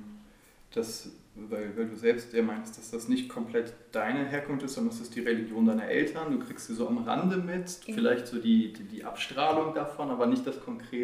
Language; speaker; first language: German; native; German